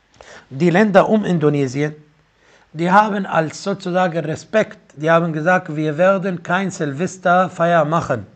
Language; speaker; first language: German; non-native, fluent; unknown